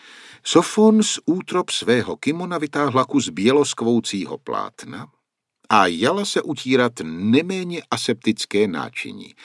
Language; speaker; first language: Czech; native; Czech